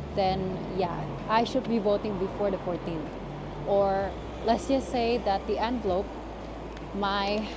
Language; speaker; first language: English; non-native, fluent; Indonesian